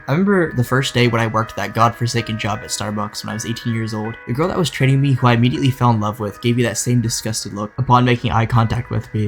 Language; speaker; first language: English; native; English